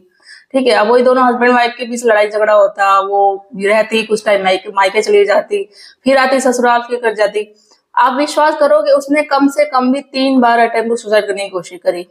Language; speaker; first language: Hindi; native; Hindi